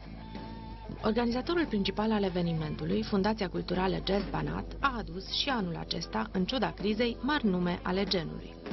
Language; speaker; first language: Romanian; native; Romanian